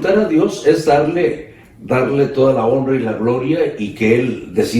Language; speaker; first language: Spanish; native; Spanish